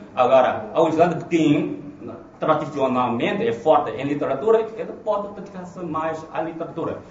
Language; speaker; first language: Portuguese; non-native, fluent; Chinese